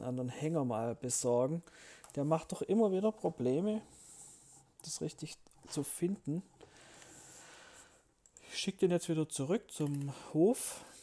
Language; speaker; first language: German; native; German